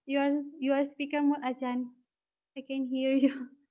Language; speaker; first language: English; non-native, learner; Indonesian